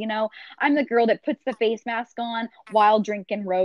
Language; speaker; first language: English; native; English